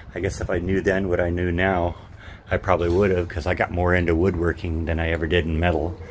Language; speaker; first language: English; native; English